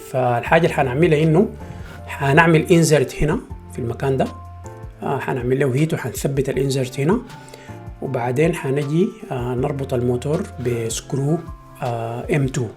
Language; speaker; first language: Arabic; native; Arabic